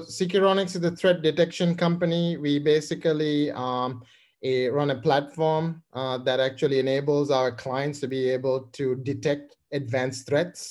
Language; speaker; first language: English; non-native, local second language; Sinhala